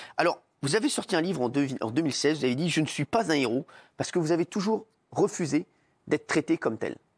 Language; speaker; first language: French; native; French